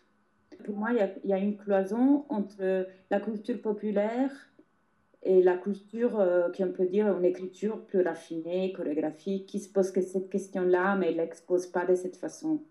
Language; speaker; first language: French; non-native, fluent; Italian